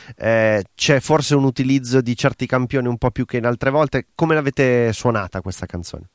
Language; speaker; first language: Italian; native; Italian